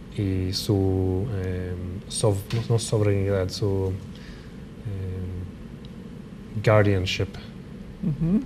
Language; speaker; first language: Spanish; non-native, fluent; English